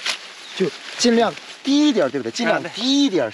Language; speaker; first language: Chinese; non-native, fluent; Korean